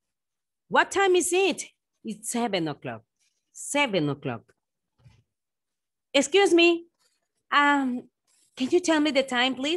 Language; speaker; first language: English; non-native, fluent; Spanish